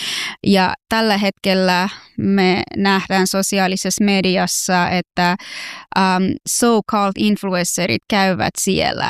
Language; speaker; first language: Finnish; early bilingual, other home language; Persian